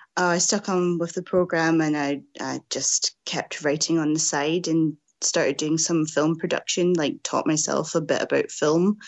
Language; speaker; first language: English; native; English